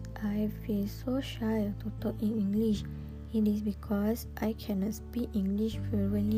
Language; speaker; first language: English; non-native, local second language; Malay